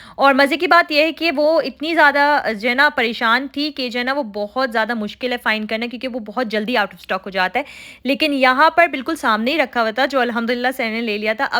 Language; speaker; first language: Hindi; native; Hindi